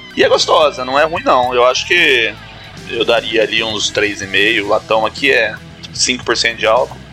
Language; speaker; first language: Portuguese; native; Portuguese